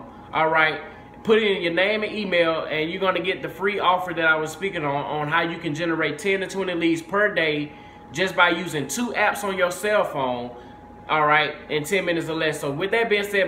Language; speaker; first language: English; native; English